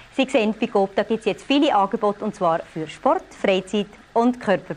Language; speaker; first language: German; native; German